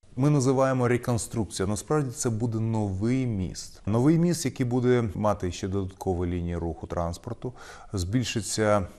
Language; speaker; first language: Ukrainian; non-native, local second language; Russian